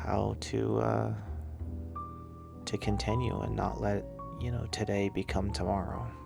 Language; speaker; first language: English; native; English